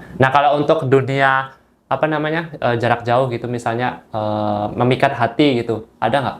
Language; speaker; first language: Indonesian; native; Indonesian